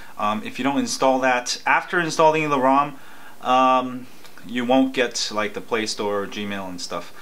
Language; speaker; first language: English; native; English